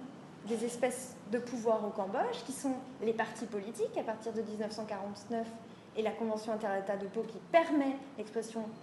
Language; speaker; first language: French; native; French